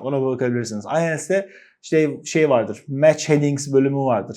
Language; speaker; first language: Turkish; native; Turkish